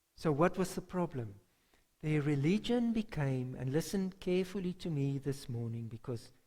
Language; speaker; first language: English; non-native, local second language; Afrikaans